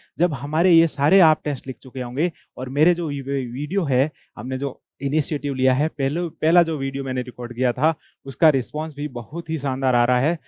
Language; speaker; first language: Hindi; non-native, local second language; Marwari